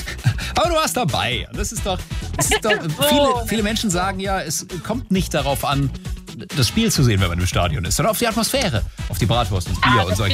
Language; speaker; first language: German; native; German